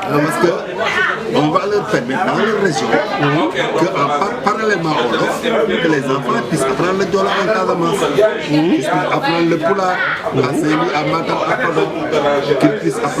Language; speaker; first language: French; non-native, local second language; Wolof